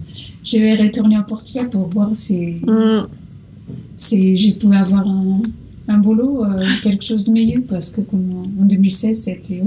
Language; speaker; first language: French; non-native, learner; Portuguese